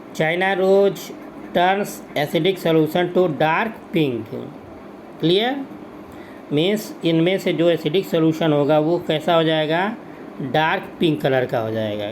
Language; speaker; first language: Hindi; native; Hindi